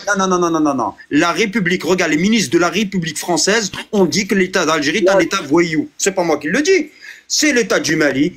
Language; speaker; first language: French; early bilingual, other home language; Arabic